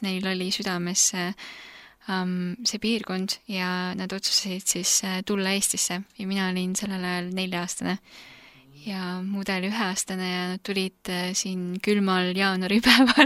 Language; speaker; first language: Estonian; early bilingual, other home language; Korean